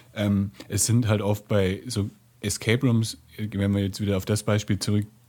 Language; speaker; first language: German; native; German